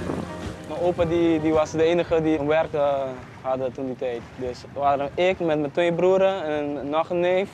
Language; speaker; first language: Dutch; non-native, local second language; Papiamento